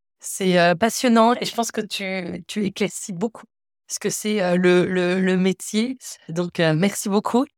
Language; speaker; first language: French; native; French